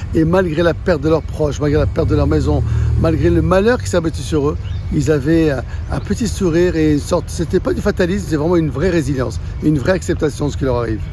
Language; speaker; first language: French; non-native, local second language; Arabic